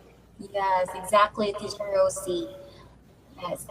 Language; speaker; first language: English; non-native, local second language; Filipino